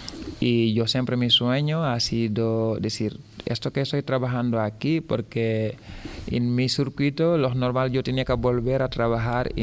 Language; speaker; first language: Spanish; non-native, fluent; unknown